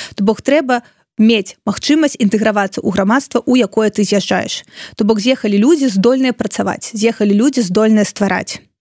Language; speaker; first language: Belarusian; non-native, local second language; Russian